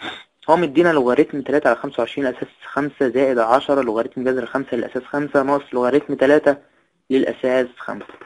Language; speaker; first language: Arabic; native; Arabic